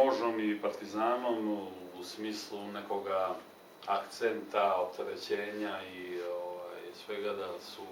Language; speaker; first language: Serbian; native; Serbian